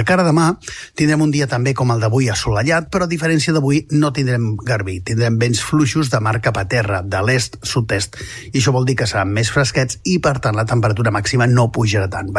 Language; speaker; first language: Catalan; native; Catalan